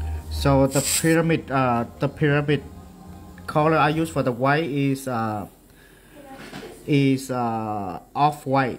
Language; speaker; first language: English; non-native, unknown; Vietnamese